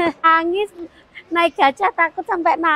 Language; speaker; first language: Indonesian; native; Indonesian